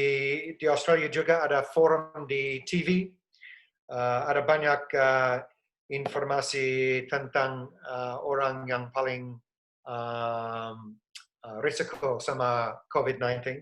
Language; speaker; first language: Indonesian; non-native, fluent; English